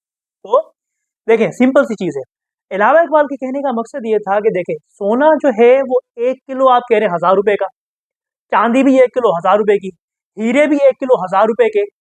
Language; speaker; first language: Urdu; native; Urdu